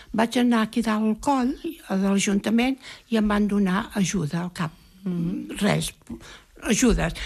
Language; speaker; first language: Catalan; native; Catalan